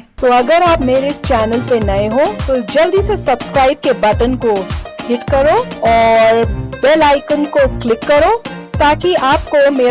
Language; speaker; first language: Hindi; native; Hindi